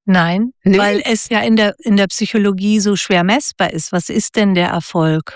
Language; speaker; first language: German; native; German